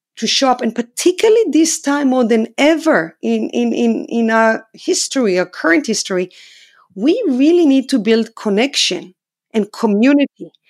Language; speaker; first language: English; non-native, fluent; Hebrew